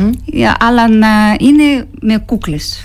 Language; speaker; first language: Greek; non-native, fluent; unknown